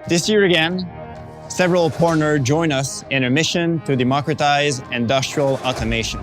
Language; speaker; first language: English; non-native, local second language; French